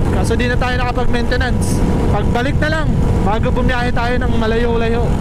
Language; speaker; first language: Filipino; non-native, local second language; Bikol